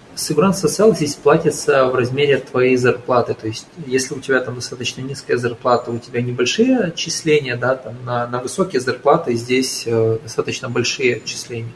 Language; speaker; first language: Russian; native; Russian